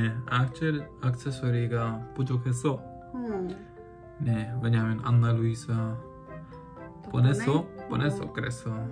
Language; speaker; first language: Korean; non-native, learner; Polish